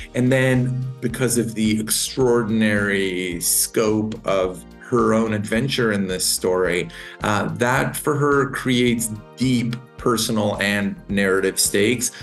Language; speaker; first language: English; native; English